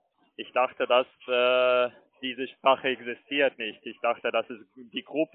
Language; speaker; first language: German; non-native, fluent; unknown